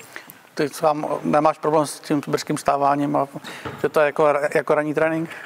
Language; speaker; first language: Czech; native; Czech